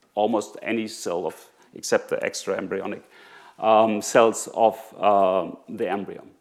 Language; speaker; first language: English; non-native, fluent; German